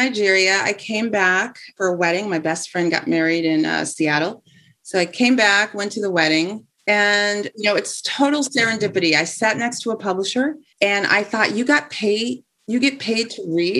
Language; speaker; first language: English; native; English